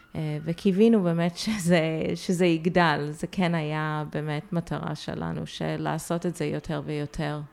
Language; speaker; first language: Hebrew; early bilingual, heritage; Hebrew